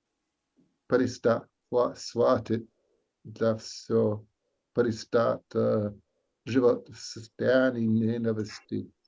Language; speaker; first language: Russian; non-native, learner; English